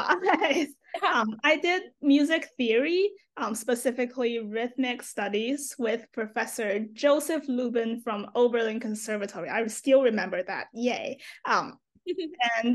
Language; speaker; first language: English; non-native, fluent; Chinese